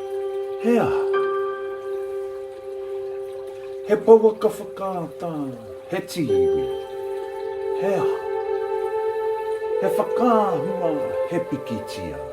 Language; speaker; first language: Māori; non-native, local second language; English